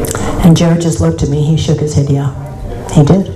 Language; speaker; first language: English; native; English